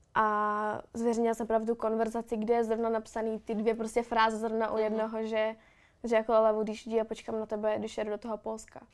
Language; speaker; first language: Czech; native; Czech